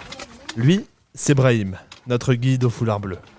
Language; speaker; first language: French; native; French